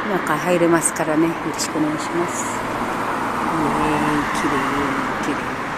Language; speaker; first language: Japanese; non-native, learner; Filipino